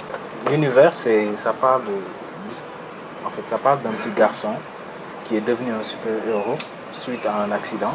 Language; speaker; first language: French; non-native, local second language; Wolof